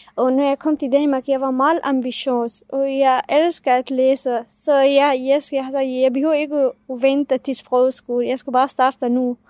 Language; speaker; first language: Danish; non-native, fluent; Kurdish